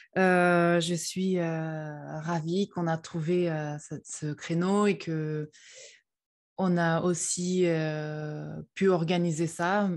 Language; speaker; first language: French; non-native, fluent; Uyghur